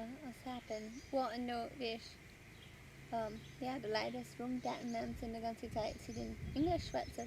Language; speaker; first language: German; early bilingual, heritage; Pennsylvania German